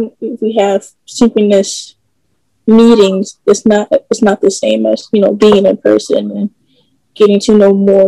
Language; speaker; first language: English; native; English